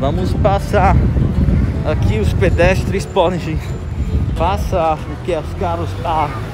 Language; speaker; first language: Portuguese; non-native, fluent; Italian